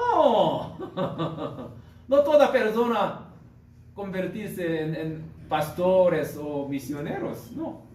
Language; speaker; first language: Spanish; non-native, learner; Korean